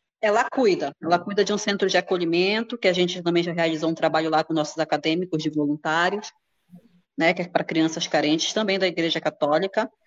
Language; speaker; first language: Portuguese; native; Portuguese